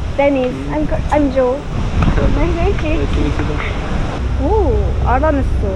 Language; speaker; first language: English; non-native, learner; Korean